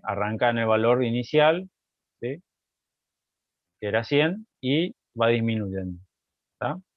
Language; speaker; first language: Spanish; native; Spanish